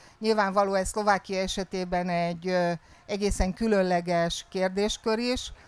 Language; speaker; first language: Hungarian; native; Hungarian